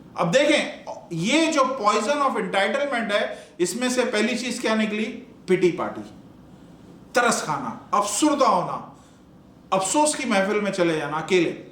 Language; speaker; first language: Urdu; non-native, local second language; Punjabi